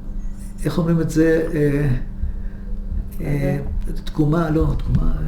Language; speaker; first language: Hebrew; early bilingual, other home language; Hungarian